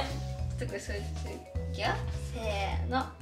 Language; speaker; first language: Japanese; native; Japanese